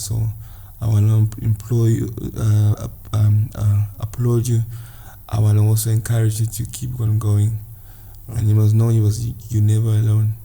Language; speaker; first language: English; non-native, local second language; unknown